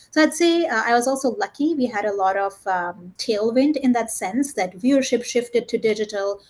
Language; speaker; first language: English; early bilingual, heritage; German